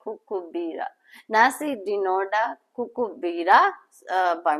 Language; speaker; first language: Shona; non-native, learner; Urdu